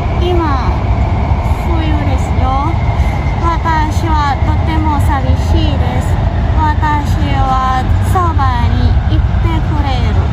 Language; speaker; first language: Japanese; non-native, learner; Thai